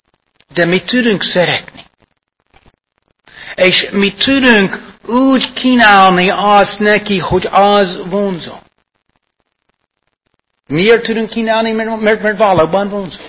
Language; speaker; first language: Hungarian; non-native, fluent; English